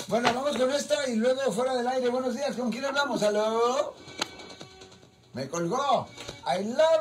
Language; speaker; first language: Spanish; native; Spanish